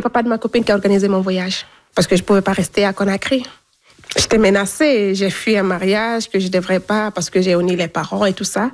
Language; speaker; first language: French; non-native, local second language; Fula